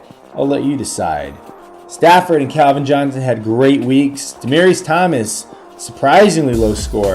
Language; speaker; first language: English; native; English